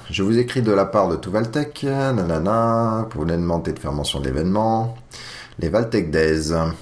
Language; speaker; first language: French; native; French